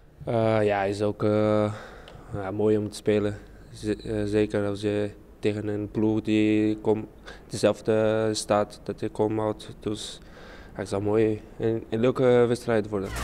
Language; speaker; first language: Dutch; non-native, learner; Portuguese